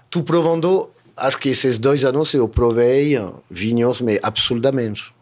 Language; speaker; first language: Portuguese; non-native, fluent; French